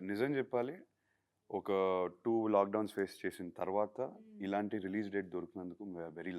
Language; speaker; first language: Telugu; native; Telugu